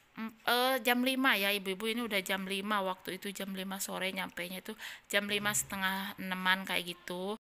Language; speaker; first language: Indonesian; native; Indonesian